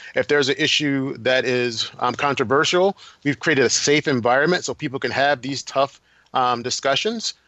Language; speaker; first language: English; native; English